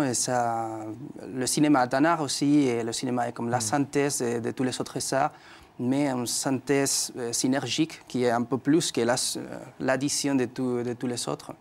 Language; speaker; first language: French; non-native, fluent; Spanish